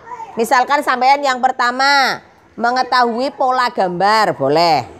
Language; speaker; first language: Indonesian; non-native, local second language; Javanese